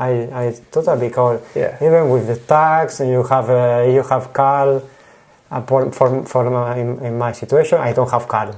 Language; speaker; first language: English; non-native, learner; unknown